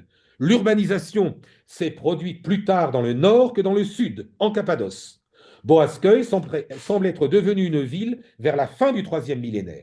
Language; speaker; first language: French; native; French